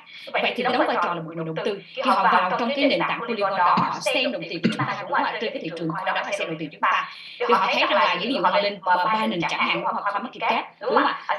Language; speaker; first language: Vietnamese; native; Vietnamese